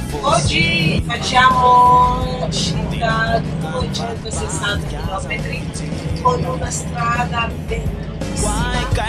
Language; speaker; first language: Italian; non-native, fluent; Malagasy